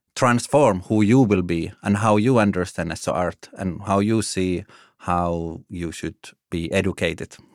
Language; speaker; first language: English; non-native, fluent; Finnish